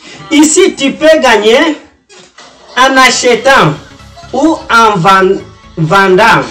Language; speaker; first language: French; non-native, learner; Portuguese